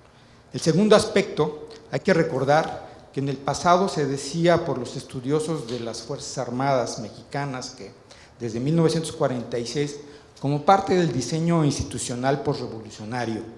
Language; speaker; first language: Spanish; native; Spanish